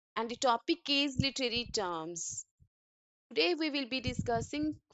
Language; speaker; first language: English; non-native, local second language; Punjabi